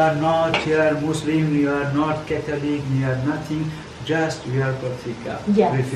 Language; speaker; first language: English; non-native, learner; Persian